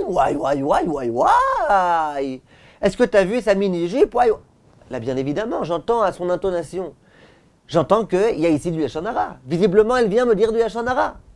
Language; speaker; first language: French; native; French